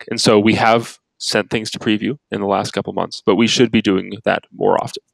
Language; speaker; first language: English; native; English